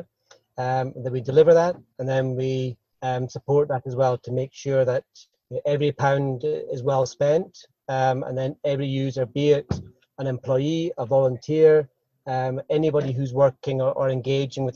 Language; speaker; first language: English; native; English